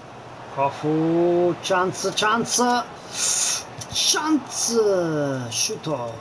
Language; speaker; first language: Japanese; non-native, learner; Italian